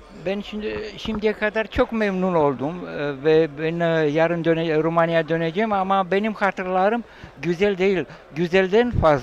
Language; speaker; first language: Turkish; non-native, fluent; Romanian